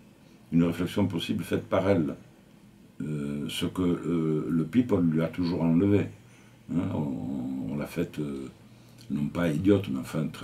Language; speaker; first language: French; native; French